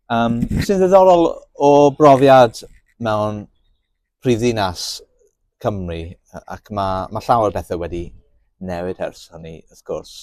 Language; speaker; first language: Welsh; non-native, local second language; English